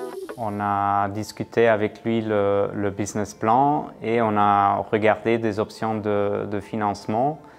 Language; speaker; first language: French; non-native, fluent; German